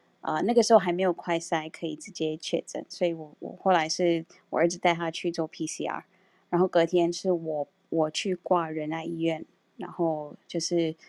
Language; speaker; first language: Chinese; non-native, fluent; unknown